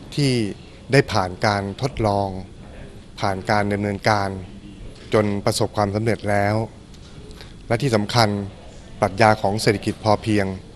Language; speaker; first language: Thai; native; Thai